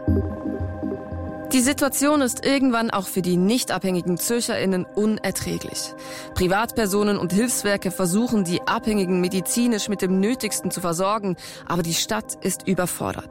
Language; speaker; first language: German; native; German